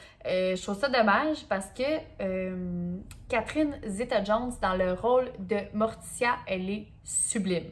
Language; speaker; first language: French; native; French